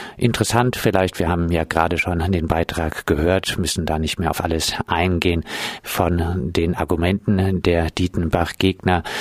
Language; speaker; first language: German; native; German